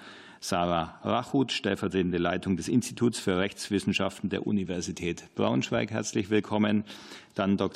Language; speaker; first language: German; native; German